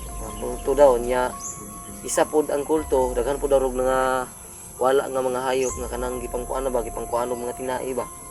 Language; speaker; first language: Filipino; non-native, local second language; Cebuano